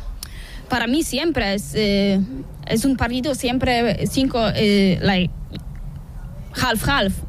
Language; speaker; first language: Spanish; non-native, learner; Polish